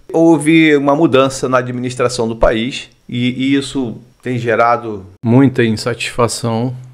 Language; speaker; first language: Portuguese; native; Portuguese